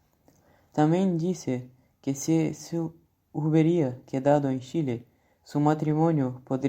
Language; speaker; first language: Spanish; non-native, learner; Portuguese